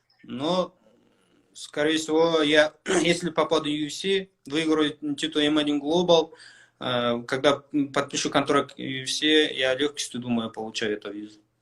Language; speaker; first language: Russian; non-native, local second language; Kyrgyz